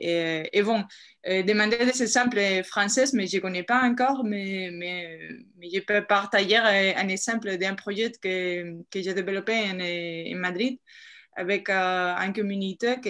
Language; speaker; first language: French; non-native, fluent; Spanish